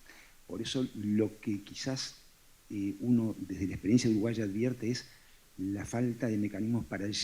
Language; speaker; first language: Spanish; native; Spanish